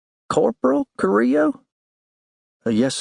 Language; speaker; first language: English; native; English